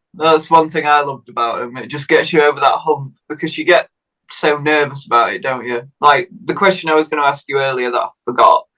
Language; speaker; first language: English; native; English